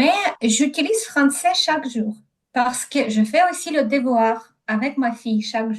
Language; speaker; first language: French; non-native, learner; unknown